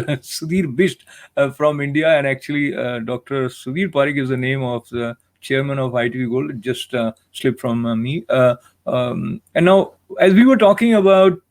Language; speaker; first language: English; non-native, local second language; Hindi